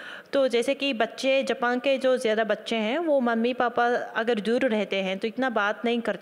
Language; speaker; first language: Hindi; non-native, learner; Japanese